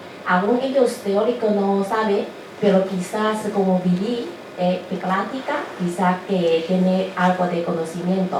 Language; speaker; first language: Spanish; non-native, learner; Chinese